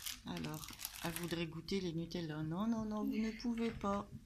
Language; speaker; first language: French; native; French